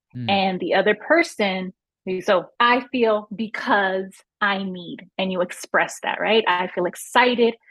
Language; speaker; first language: English; native; English